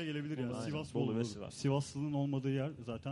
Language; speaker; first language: Turkish; native; Turkish